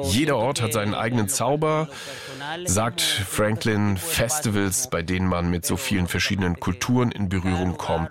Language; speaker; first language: German; native; German